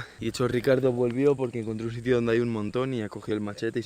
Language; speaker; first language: Spanish; native; Spanish